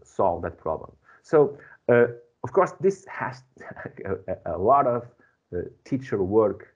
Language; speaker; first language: English; non-native, fluent; Portuguese